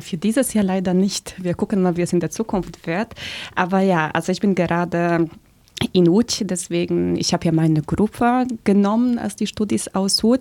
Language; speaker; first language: German; early bilingual, other home language; Polish